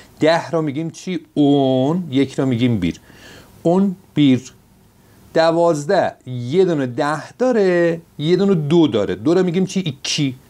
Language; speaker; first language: Persian; non-native, local second language; Azerbaijani